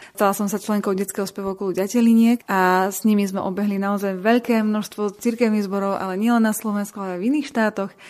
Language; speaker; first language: Slovak; native; Slovak